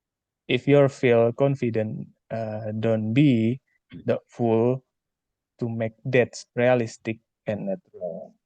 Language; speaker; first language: English; non-native, learner; Indonesian